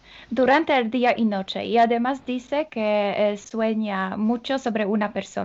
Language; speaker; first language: Spanish; non-native, fluent; Polish